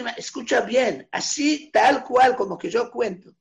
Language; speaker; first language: Spanish; non-native, fluent; Hebrew